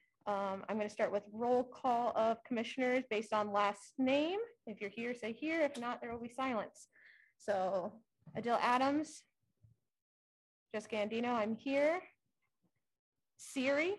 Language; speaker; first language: English; native; English